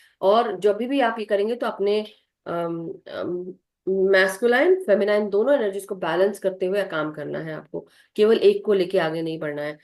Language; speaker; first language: Hindi; native; Hindi